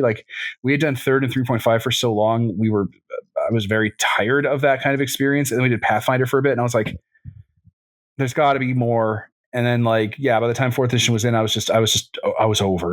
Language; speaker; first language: English; native; English